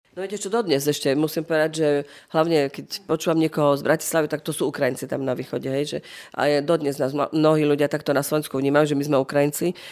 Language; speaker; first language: Slovak; non-native, local second language; Rusyn